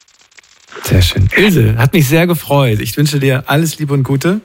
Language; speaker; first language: German; native; German